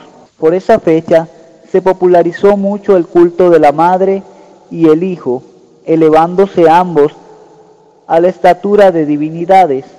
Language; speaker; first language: Spanish; native; Spanish